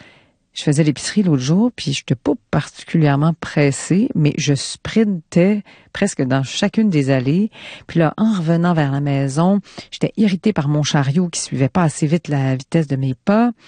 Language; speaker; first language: French; native; French